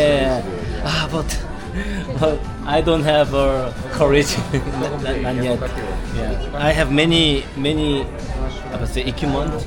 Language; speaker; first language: English; non-native, learner; Korean